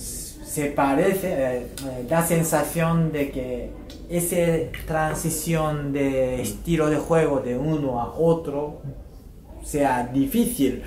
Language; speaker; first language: Spanish; non-native, fluent; Japanese